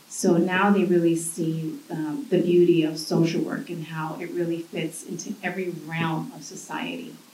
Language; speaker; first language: English; early bilingual, other home language; Spanish